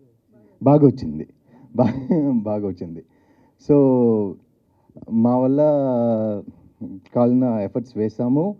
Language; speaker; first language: Telugu; non-native, learner; Tamil